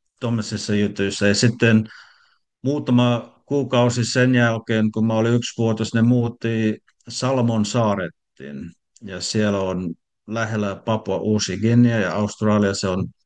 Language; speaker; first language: Finnish; non-native, learner; English